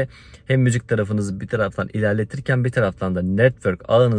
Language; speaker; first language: Turkish; native; Turkish